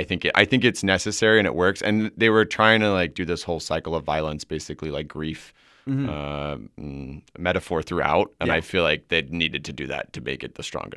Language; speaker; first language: English; native; English